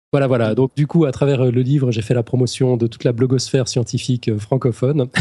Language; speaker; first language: French; native; French